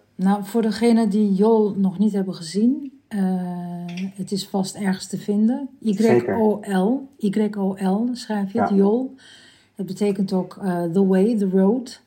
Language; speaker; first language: Dutch; early bilingual, other home language; Turkish